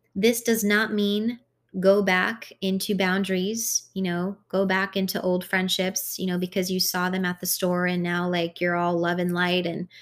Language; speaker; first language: English; early bilingual, other home language; Hungarian